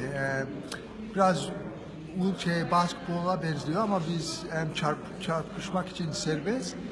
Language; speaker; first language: Turkish; early bilingual, heritage; Turkish